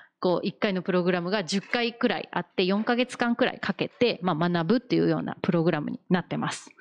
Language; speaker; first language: Japanese; native; Japanese